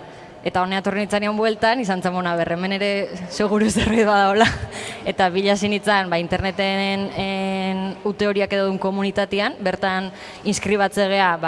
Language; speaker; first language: Basque; native; Basque